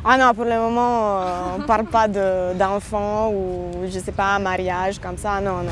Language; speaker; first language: French; non-native, fluent; Italian